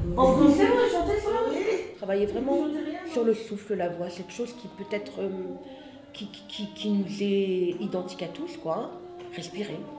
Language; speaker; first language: French; native; French